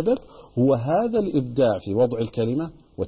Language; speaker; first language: Arabic; native; Arabic